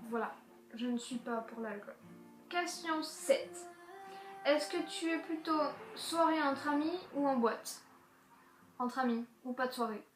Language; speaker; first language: French; native; French